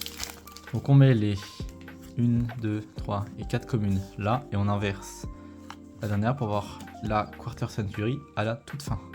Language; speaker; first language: French; native; French